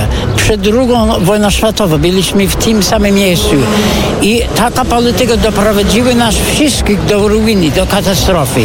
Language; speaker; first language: Polish; non-native, fluent; English